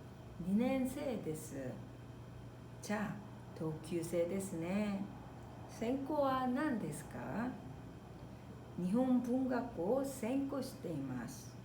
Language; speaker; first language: Japanese; non-native, fluent; Korean